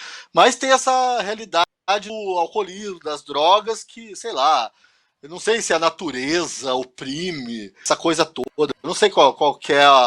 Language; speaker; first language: Portuguese; native; Portuguese